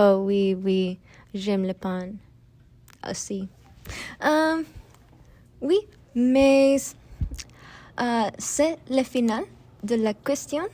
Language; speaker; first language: French; non-native, learner; English